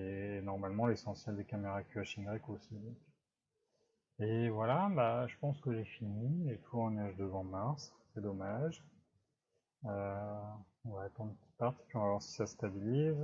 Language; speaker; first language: French; native; French